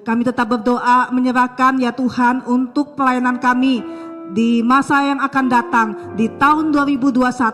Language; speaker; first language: Malay; native; Malay